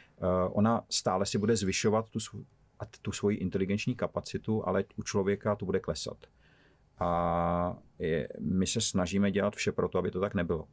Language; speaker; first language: Czech; native; Czech